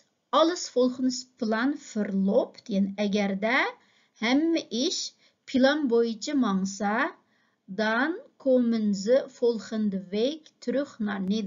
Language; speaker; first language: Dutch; non-native, fluent; Uyghur